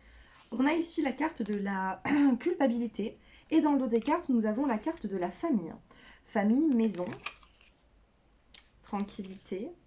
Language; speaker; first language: French; native; French